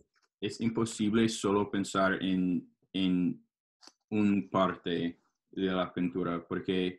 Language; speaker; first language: Spanish; non-native, learner; English